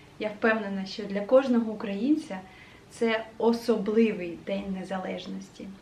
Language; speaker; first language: Ukrainian; native; Ukrainian